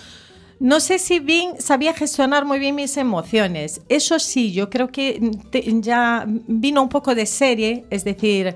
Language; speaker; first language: Spanish; native; Spanish